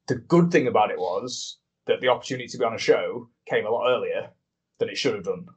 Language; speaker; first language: English; native; English